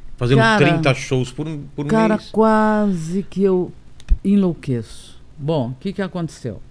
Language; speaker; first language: Portuguese; native; Portuguese